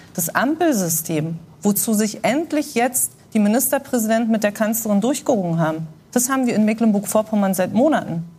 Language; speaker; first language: German; native; German